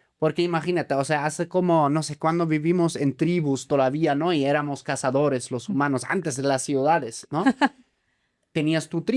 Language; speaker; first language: Spanish; native; Spanish